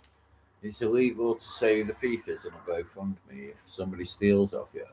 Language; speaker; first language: English; native; English